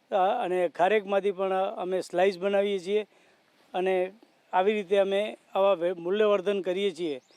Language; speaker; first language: Gujarati; native; Gujarati